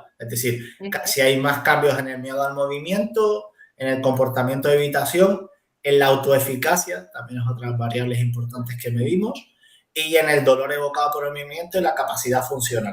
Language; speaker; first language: Spanish; native; Spanish